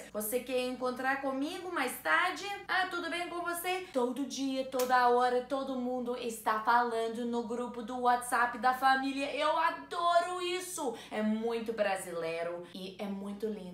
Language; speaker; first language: Portuguese; non-native, learner; English